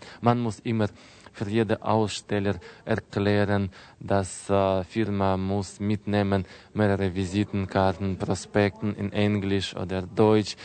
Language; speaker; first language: German; non-native, fluent; Russian